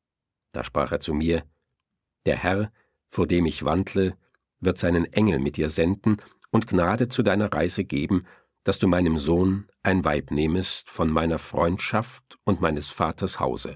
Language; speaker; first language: German; native; German